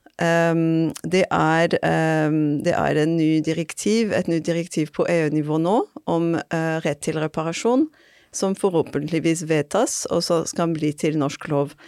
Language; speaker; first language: Norwegian; non-native, fluent; French